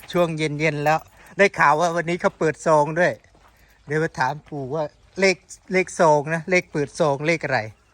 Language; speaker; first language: Thai; native; Thai